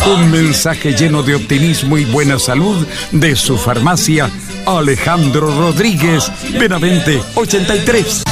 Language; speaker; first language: Spanish; native; Spanish